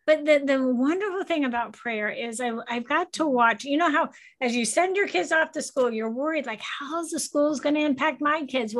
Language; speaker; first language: English; native; English